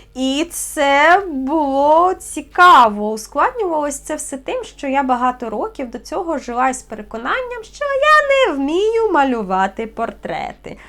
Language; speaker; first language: Ukrainian; native; Ukrainian